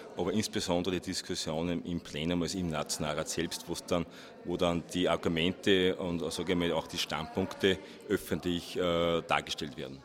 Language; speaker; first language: German; native; German